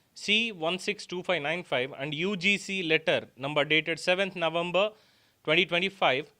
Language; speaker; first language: English; non-native, local second language; Telugu